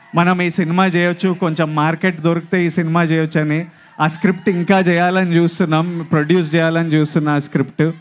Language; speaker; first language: Telugu; native; Telugu